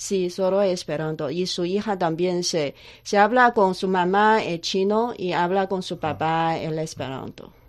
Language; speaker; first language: Spanish; non-native, learner; Chinese